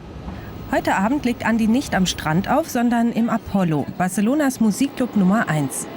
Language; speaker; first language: German; native; German